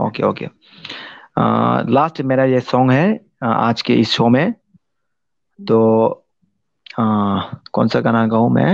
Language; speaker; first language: Hindi; non-native, local second language; Kok Borok